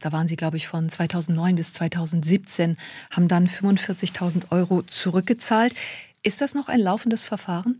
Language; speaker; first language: German; native; German